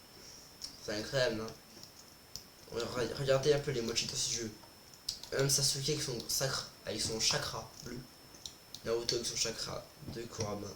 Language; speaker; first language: French; native; French